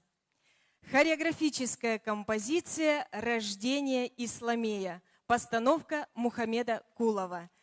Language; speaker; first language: Russian; native; Russian